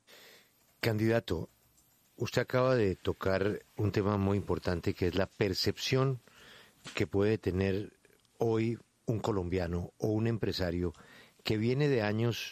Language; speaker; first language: Spanish; native; Spanish